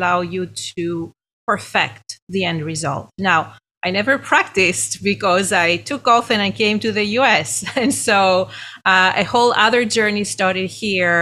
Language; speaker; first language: English; non-native, fluent; Greek